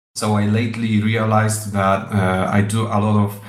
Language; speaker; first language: English; non-native, fluent; Polish